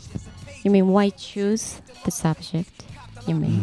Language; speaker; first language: English; non-native, learner; Japanese